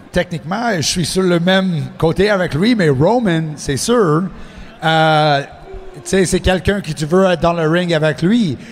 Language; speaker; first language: French; non-native, fluent; English